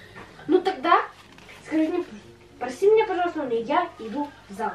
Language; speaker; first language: Russian; early bilingual, heritage; Russian